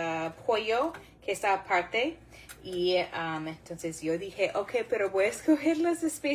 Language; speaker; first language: Spanish; non-native, learner; English